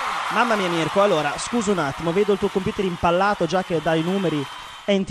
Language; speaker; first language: Italian; native; Italian